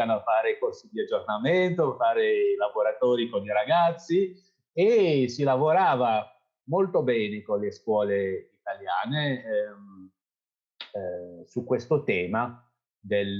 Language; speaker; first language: Italian; non-native, fluent; Kabyle